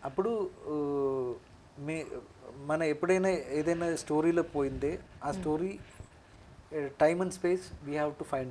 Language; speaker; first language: Telugu; non-native, local second language; Malayalam